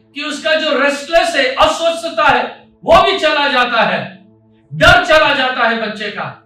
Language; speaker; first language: Hindi; non-native, local second language; Marathi